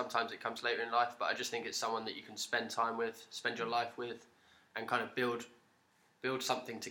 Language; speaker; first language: English; native; English